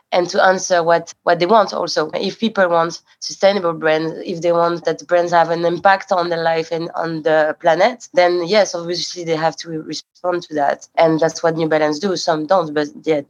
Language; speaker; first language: English; non-native, fluent; French